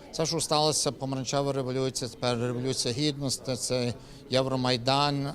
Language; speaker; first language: Ukrainian; early bilingual, heritage; Ukrainian